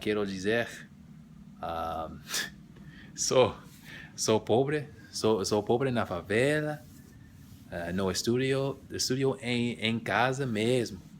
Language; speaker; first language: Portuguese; non-native, learner; English